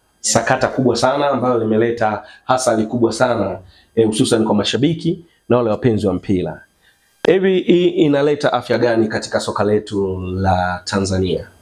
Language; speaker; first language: Swahili; native; Swahili